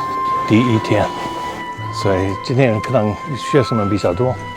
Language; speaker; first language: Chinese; non-native, fluent; English